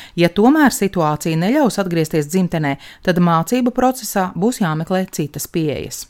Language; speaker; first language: Latvian; native; Latvian